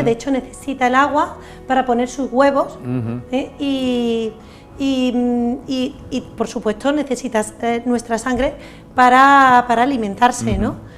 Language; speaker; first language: Spanish; native; Spanish